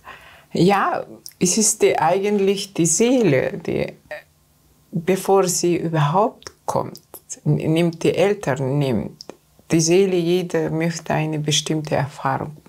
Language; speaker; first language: German; non-native, learner; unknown